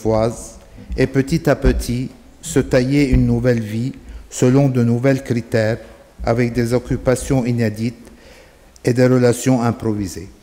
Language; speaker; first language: French; non-native, fluent; Arabic